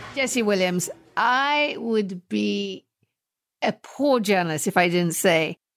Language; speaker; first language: English; native; English